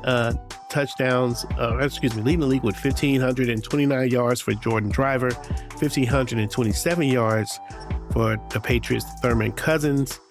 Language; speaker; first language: English; native; English